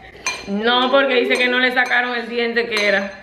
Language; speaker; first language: Spanish; native; Spanish